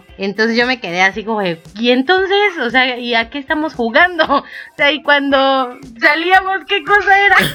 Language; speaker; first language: Spanish; native; Spanish